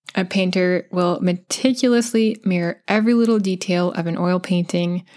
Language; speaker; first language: English; native; English